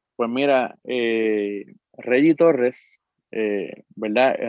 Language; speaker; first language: Spanish; native; Spanish